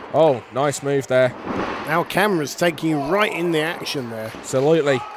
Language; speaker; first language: English; native; English